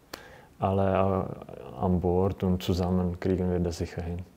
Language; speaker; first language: German; non-native, fluent; Czech